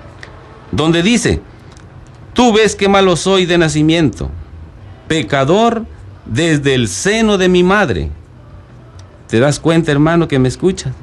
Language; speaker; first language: Spanish; native; Spanish